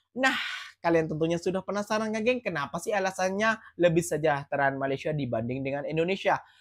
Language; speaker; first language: Indonesian; native; Indonesian